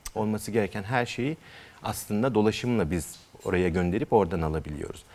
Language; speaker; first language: Turkish; native; Turkish